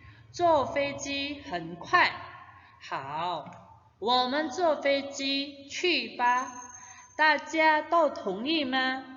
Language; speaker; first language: Chinese; non-native, fluent; Indonesian